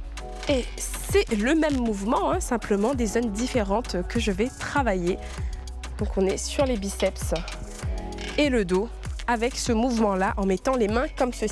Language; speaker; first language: French; native; French